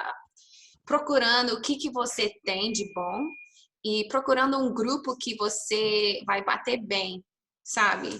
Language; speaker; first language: Portuguese; early bilingual, heritage; English